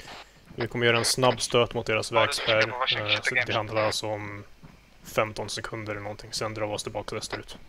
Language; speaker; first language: Swedish; native; Swedish